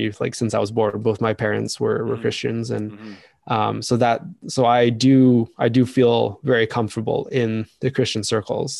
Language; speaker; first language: English; native; English